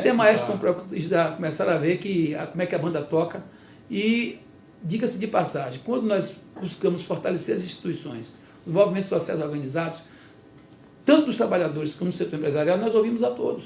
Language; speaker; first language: Portuguese; native; Portuguese